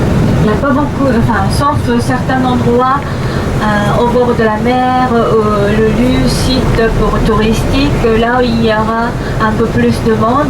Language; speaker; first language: French; non-native, fluent; Japanese